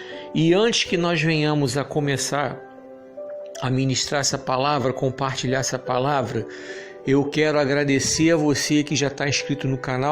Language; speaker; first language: Portuguese; native; Portuguese